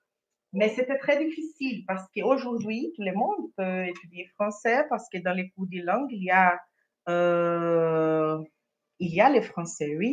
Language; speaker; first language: French; non-native, fluent; Portuguese